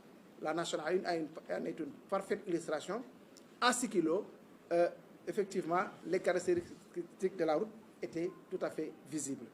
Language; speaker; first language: French; non-native, local second language; Wolof